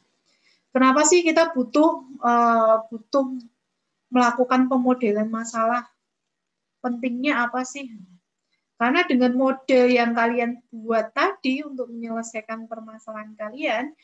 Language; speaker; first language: Indonesian; native; Indonesian